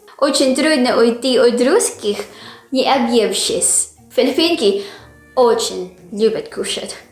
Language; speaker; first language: Russian; non-native, fluent; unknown